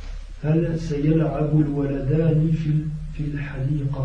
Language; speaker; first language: Arabic; non-native, learner; French